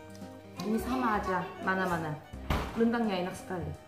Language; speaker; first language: Indonesian; non-native, fluent; Korean